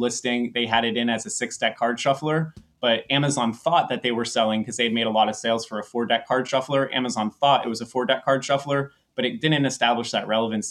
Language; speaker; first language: English; native; English